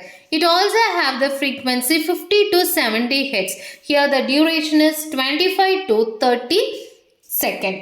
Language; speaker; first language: English; non-native, local second language; Tamil